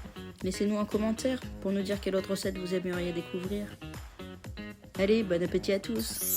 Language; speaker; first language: French; native; French